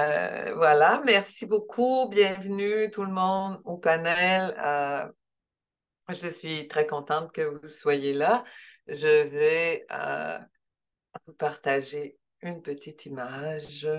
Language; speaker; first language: French; native; French